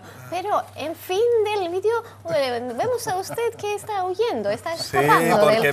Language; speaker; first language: Spanish; non-native, fluent; Turkish